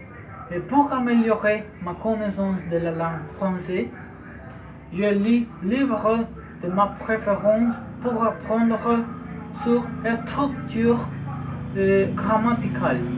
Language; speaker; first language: French; non-native, learner; Spanish